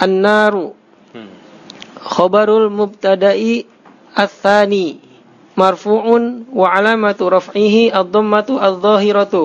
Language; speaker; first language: Arabic; non-native, learner; Indonesian